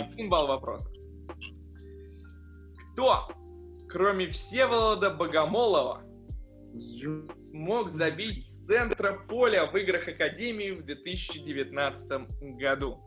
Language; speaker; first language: Russian; native; Russian